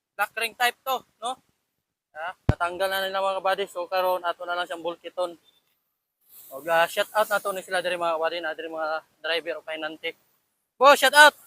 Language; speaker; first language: Filipino; non-native, local second language; Cebuano